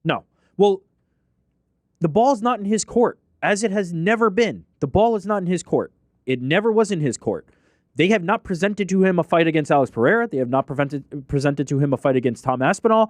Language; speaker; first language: English; native; English